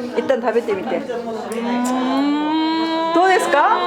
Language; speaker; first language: Japanese; non-native, fluent; Korean